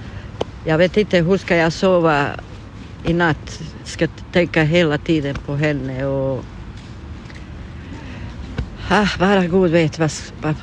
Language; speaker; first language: Swedish; non-native, learner; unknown